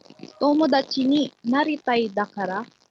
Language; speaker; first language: Japanese; non-native, learner; Filipino